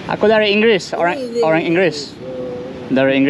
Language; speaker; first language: Indonesian; non-native, learner; English